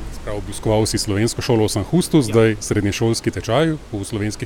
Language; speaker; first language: Slovenian; native; Slovenian